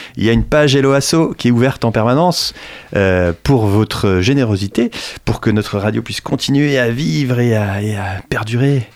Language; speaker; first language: French; native; French